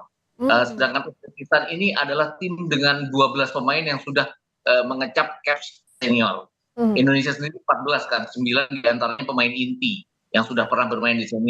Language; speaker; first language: Indonesian; native; Indonesian